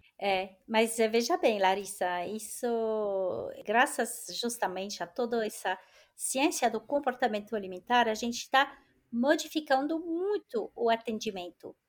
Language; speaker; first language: Portuguese; non-native, fluent; French